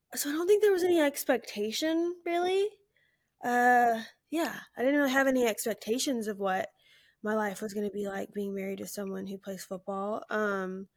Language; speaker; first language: English; native; English